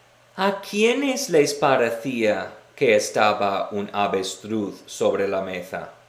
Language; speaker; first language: Spanish; non-native, fluent; English